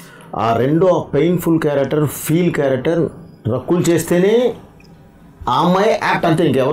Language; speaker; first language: Telugu; native; Telugu